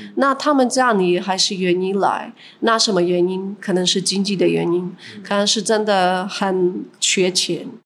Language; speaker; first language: Chinese; non-native, fluent; Ukrainian